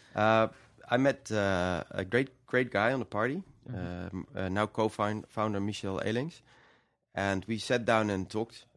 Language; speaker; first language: English; non-native, fluent; Dutch